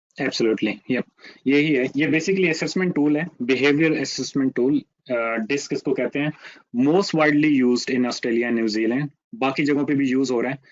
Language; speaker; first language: Urdu; native; Urdu